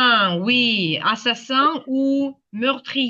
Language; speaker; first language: French; non-native, fluent; Ukrainian